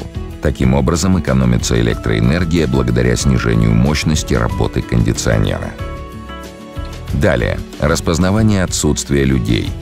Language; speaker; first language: Russian; native; Russian